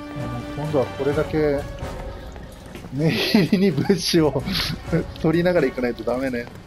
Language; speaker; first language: Japanese; native; Japanese